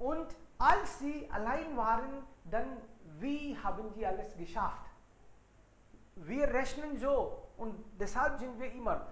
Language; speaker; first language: German; non-native, fluent; Hindi